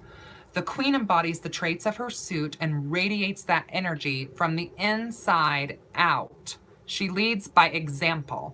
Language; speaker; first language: English; native; English